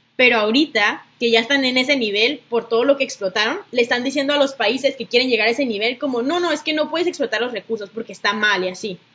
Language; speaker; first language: Spanish; native; Spanish